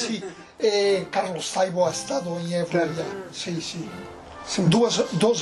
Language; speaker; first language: Spanish; non-native, fluent; Portuguese